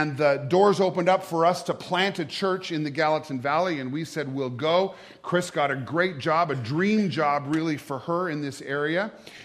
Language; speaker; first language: English; native; English